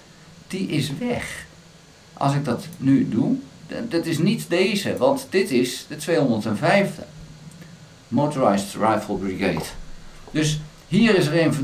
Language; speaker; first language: Dutch; native; Dutch